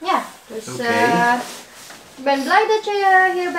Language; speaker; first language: Dutch; non-native, learner; Indonesian